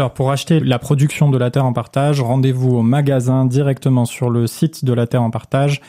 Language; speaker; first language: French; native; French